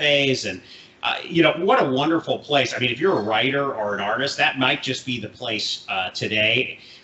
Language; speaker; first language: English; native; English